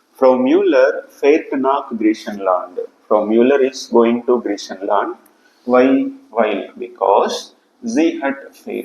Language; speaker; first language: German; non-native, fluent; Telugu